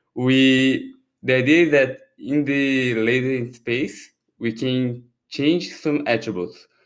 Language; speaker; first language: English; non-native, fluent; Portuguese